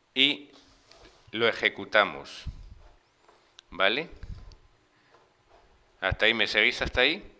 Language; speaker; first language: Spanish; native; Spanish